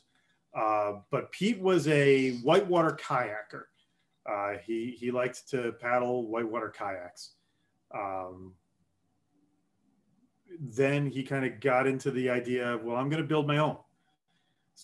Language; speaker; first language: English; native; English